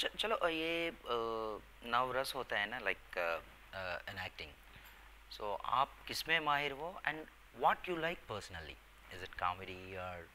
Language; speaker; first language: Hindi; non-native, local second language; Telugu